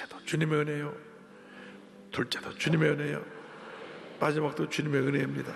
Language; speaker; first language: Korean; native; Korean